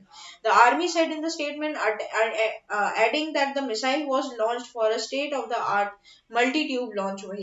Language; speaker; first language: English; non-native, local second language; Hindi